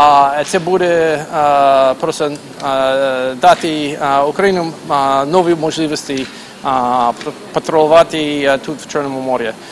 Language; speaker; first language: Ukrainian; non-native, fluent; English